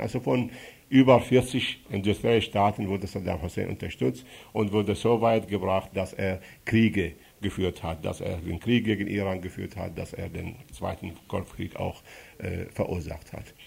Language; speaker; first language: German; non-native, fluent; Arabic